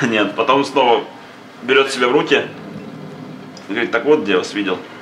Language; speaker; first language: Russian; native; Russian